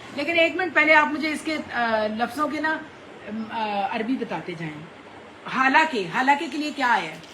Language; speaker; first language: Urdu; non-native, local second language; Punjabi